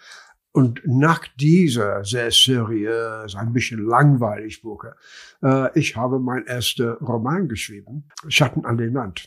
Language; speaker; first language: German; non-native, learner; English